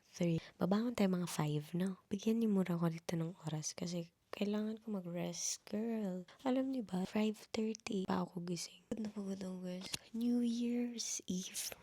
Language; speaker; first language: Filipino; non-native, local second language; Cebuano